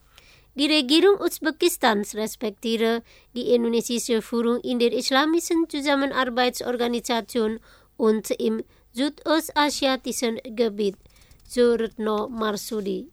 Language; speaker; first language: German; non-native, fluent; Indonesian